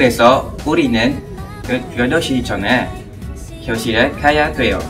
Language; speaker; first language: Korean; non-native, learner; Malay